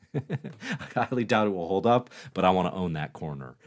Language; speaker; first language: English; native; English